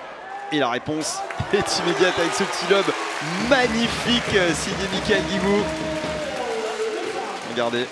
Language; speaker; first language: French; native; French